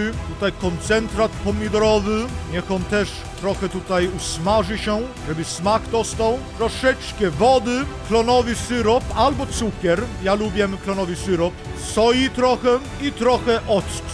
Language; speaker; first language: Polish; non-native, learner; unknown